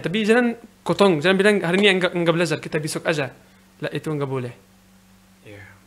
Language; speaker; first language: Indonesian; non-native, learner; Arabic